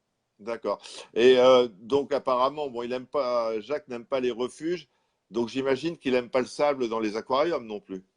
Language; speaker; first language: French; native; French